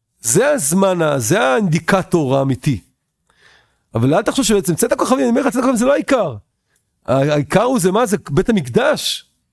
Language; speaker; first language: Hebrew; native; Hebrew